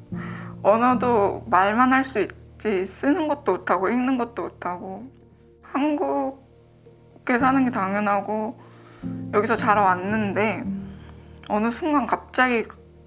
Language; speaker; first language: Korean; early bilingual, other home language; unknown